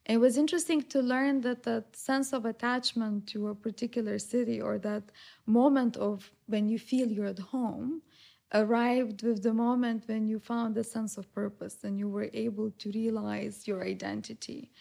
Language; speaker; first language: English; non-native, fluent; Lithuanian